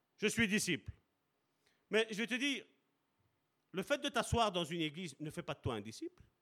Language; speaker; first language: French; early bilingual, other home language; Italian